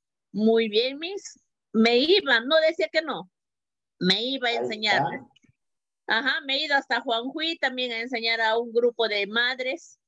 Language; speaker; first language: Spanish; native; Spanish